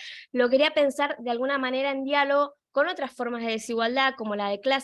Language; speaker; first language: Spanish; native; Spanish